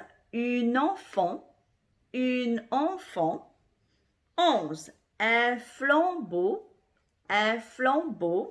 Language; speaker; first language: French; native; French